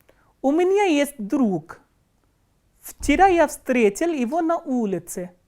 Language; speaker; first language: Russian; non-native, fluent; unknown